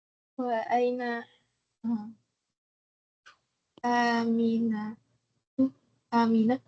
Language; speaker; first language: Arabic; non-native, learner; Indonesian